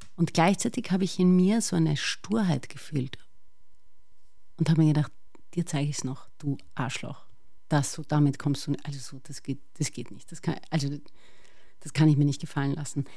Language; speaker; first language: German; native; German